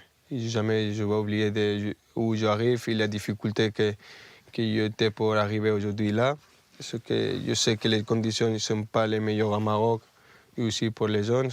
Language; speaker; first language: French; non-native, fluent; Spanish